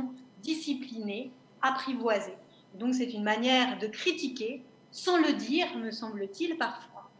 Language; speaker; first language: French; native; French